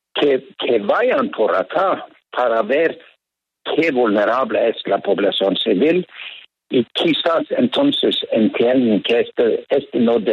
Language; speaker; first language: Spanish; non-native, fluent; Norwegian